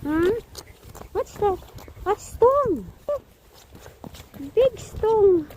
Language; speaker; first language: English; non-native, learner; Filipino